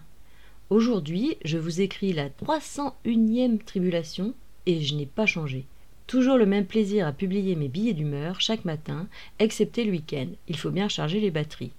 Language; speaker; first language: French; native; French